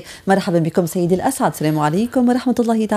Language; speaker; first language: Arabic; native; Arabic